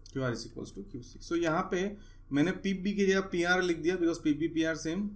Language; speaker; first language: Hindi; non-native, local second language; Gujarati